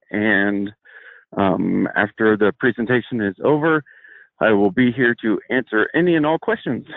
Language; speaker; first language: English; native; English